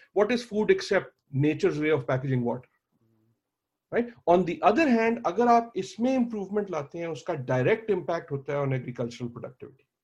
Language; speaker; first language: Urdu; native; Urdu